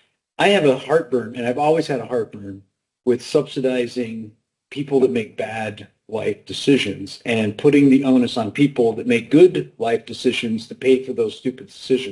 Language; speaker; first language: English; native; English